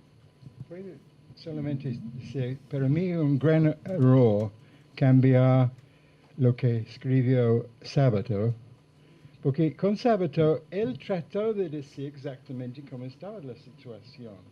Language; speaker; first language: Spanish; non-native, fluent; English